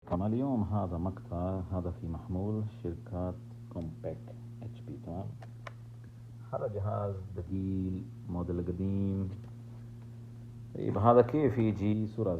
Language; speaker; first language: Arabic; non-native, learner; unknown